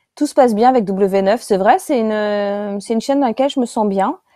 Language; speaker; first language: French; native; French